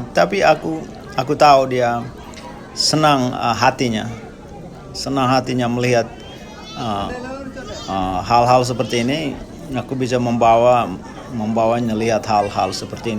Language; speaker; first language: Indonesian; non-native, local second language; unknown